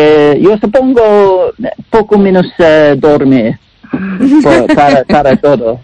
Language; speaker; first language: Spanish; non-native, learner; English